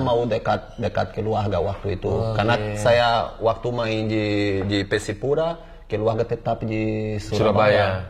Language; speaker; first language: Indonesian; non-native, fluent; Portuguese